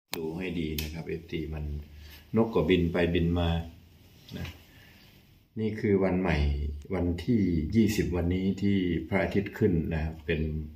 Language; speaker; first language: Thai; native; Thai